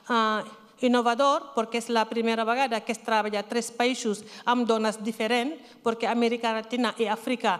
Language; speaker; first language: Catalan; non-native, learner; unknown